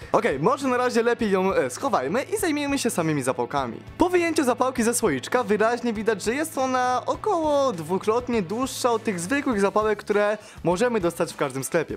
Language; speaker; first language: Polish; native; Polish